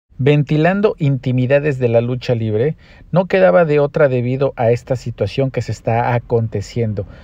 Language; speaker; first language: Spanish; native; Spanish